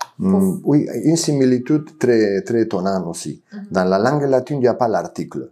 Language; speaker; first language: French; non-native, fluent; Spanish